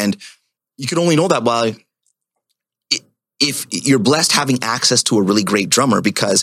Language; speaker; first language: English; native; English